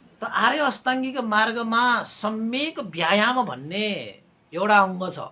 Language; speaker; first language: Nepali; non-native, local second language; Newari